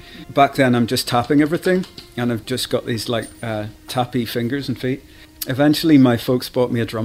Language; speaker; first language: English; native; English